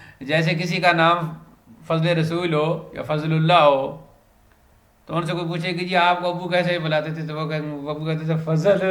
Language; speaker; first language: Urdu; non-native, local second language; Punjabi